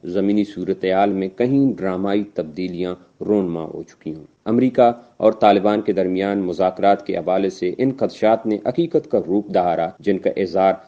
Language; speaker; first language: Urdu; non-native, local second language; Baluchi